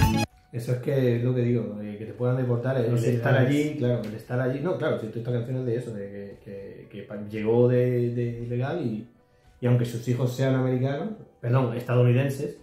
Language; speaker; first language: Spanish; native; Spanish